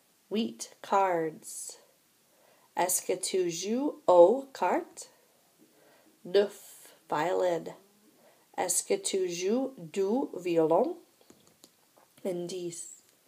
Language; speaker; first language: French; non-native, fluent; English